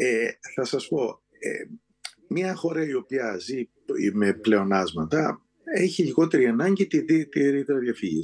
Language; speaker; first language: Greek; native; Greek